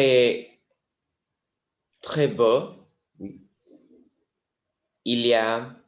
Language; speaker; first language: French; non-native, learner; Spanish